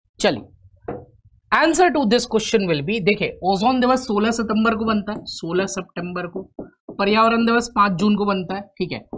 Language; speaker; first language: Hindi; native; Hindi